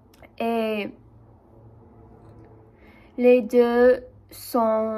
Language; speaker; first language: French; non-native, learner; English